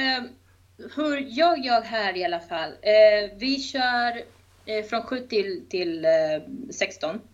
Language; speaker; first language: Swedish; non-native, fluent; Spanish